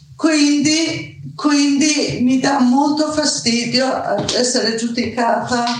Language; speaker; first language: Italian; non-native, fluent; Persian